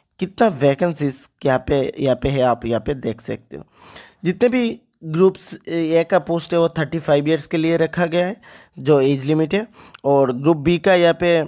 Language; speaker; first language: Hindi; non-native, local second language; Bangla